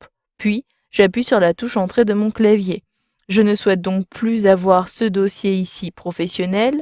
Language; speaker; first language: French; native; French